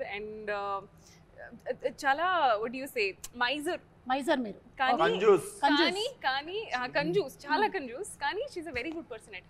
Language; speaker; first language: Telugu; non-native, learner; Hindi